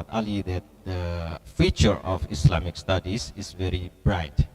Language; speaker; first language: English; non-native, learner; Indonesian